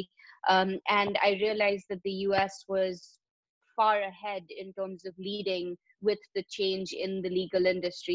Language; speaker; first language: English; non-native, local second language; Hindi